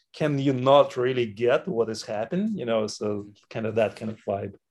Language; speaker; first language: English; non-native, fluent; Russian